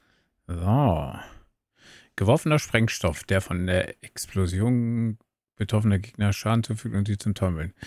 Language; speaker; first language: German; native; German